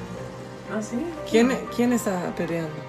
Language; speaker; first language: Spanish; non-native, fluent; Portuguese